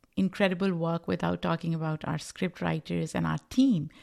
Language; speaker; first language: English; non-native, local second language; Urdu